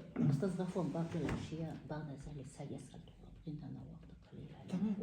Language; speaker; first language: Arabic; non-native, fluent; Kazakh